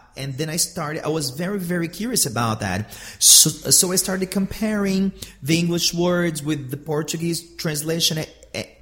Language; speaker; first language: English; non-native, fluent; Portuguese